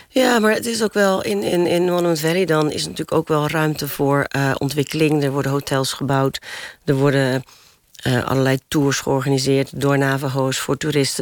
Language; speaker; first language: Dutch; native; Dutch